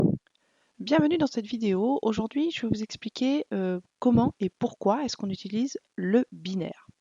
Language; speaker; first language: French; native; French